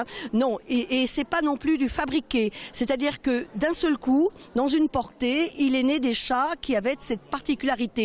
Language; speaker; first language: French; native; French